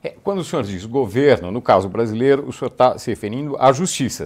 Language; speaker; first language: Portuguese; native; Portuguese